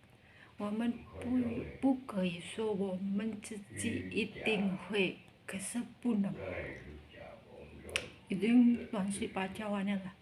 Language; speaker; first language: Chinese; non-native, learner; Indonesian